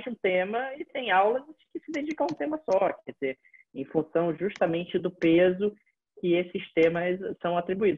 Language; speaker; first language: Portuguese; native; Portuguese